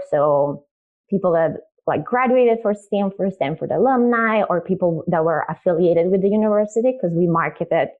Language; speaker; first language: English; early bilingual, other home language; Italian